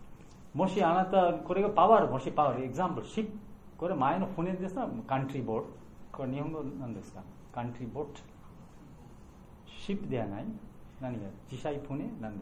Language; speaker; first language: Japanese; non-native, learner; Bangla